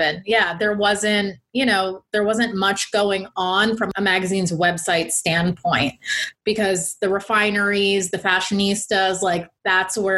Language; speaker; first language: English; native; English